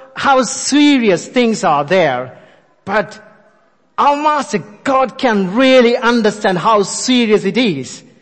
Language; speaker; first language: English; non-native, local second language; Malayalam